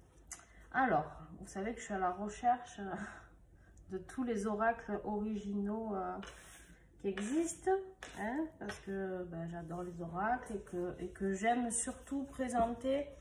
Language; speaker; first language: French; native; French